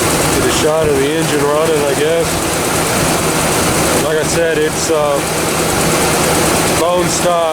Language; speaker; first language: English; native; English